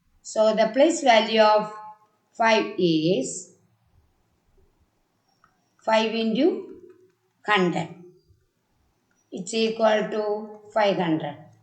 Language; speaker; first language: English; non-native, local second language; Malayalam